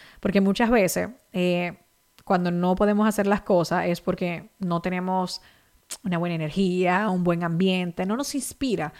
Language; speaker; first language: Spanish; native; Spanish